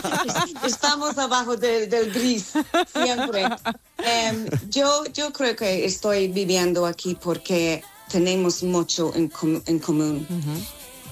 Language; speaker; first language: Spanish; non-native, learner; English